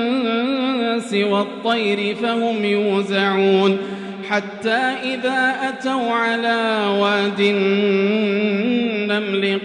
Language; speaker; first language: Arabic; native; Arabic